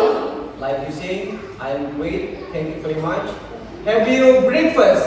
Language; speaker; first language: English; non-native, learner; Indonesian